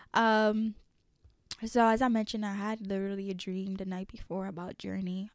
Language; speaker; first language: English; early bilingual, other home language; French